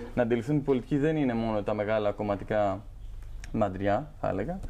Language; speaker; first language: Greek; native; Greek